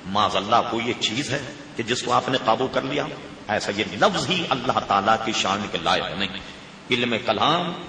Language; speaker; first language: Urdu; native; Urdu